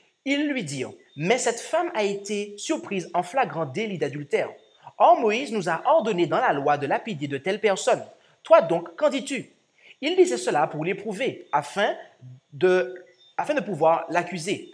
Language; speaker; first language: French; native; French